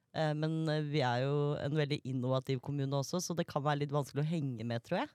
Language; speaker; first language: Norwegian; native; Norwegian